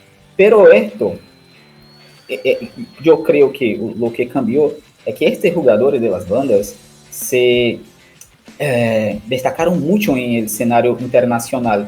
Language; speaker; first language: Spanish; non-native, learner; Portuguese